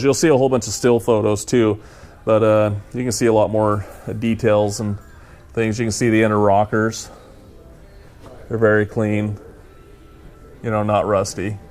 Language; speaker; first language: English; native; English